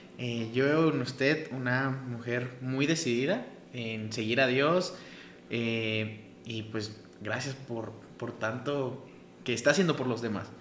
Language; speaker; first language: Spanish; native; Spanish